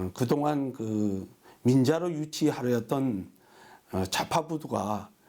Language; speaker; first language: Korean; native; Korean